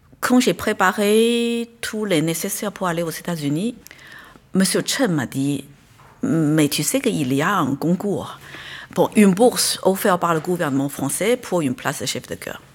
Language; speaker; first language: French; non-native, fluent; Chinese